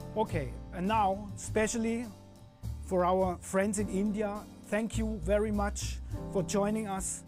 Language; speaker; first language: English; non-native, fluent; German